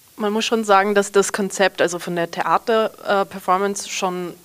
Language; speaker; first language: German; early bilingual, heritage; English